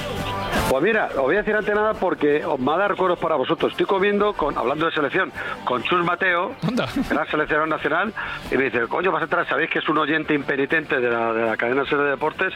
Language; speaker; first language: Spanish; native; Spanish